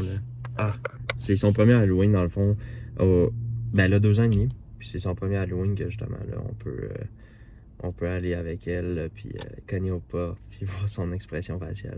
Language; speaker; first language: French; native; French